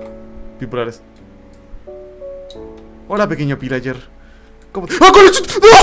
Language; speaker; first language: Spanish; native; Spanish